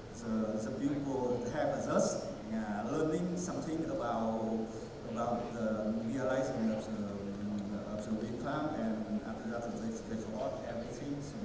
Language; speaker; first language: English; non-native, learner; Vietnamese